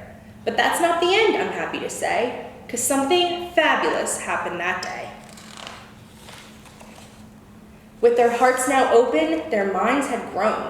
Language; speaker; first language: English; native; English